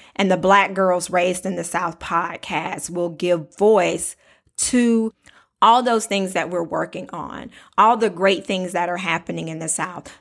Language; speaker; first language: English; native; English